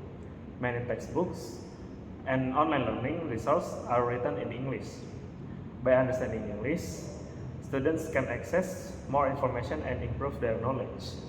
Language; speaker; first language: English; non-native, learner; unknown